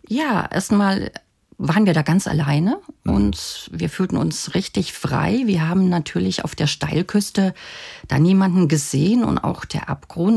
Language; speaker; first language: German; native; German